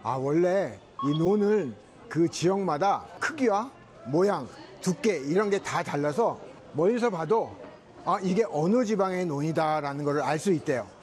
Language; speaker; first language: Korean; native; Korean